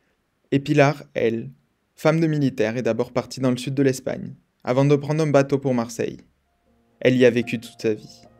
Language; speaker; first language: French; native; French